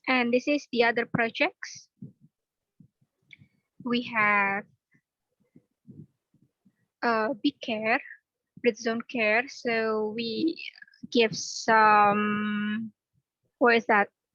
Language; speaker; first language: English; non-native, learner; Indonesian